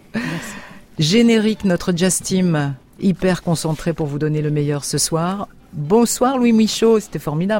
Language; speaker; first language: French; native; French